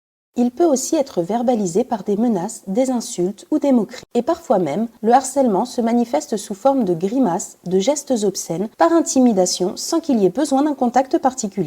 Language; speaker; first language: French; native; French